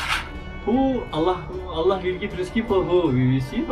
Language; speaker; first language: English; non-native, learner; Turkish